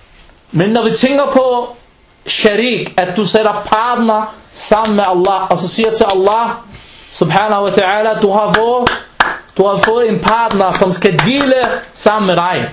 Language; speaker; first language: Danish; non-native, local second language; Arabic